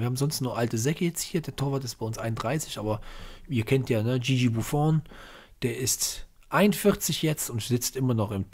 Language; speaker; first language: German; native; German